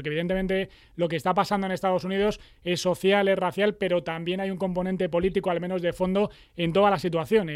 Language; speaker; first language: Spanish; native; Spanish